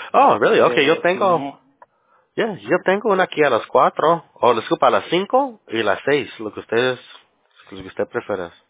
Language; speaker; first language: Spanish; early bilingual, heritage; Spanish